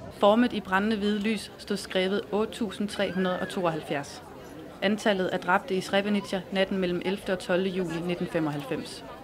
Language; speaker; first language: Danish; native; Danish